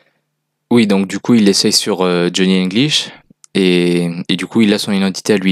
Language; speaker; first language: French; native; French